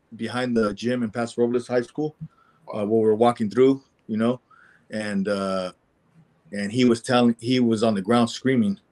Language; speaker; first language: English; native; English